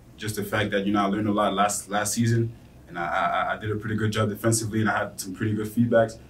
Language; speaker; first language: English; non-native, fluent; French